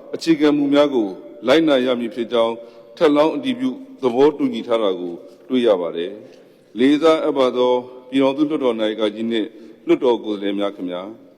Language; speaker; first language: Burmese; native; Burmese